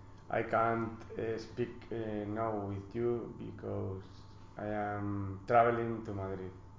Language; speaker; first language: English; non-native, learner; Spanish